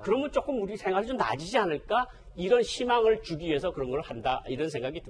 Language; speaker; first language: Korean; native; Korean